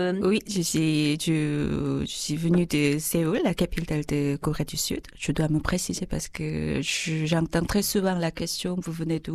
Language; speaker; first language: French; non-native, fluent; Korean